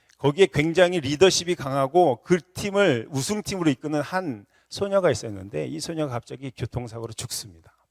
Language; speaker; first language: Korean; native; Korean